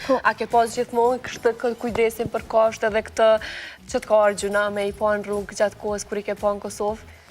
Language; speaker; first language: Albanian; native; Albanian